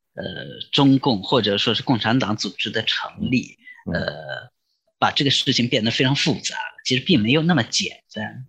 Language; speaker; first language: Chinese; native; Chinese